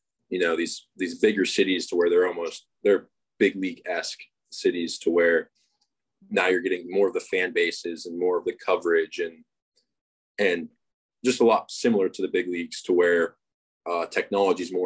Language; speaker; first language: English; native; English